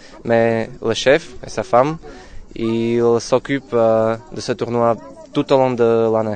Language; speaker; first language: French; non-native, fluent; Slovak